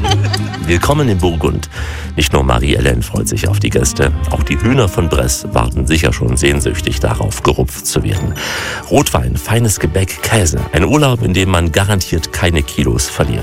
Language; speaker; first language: German; native; German